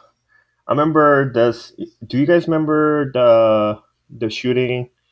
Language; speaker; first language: English; native; English